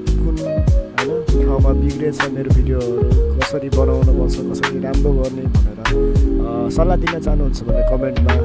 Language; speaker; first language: Nepali; non-native, local second language; Rana Tharu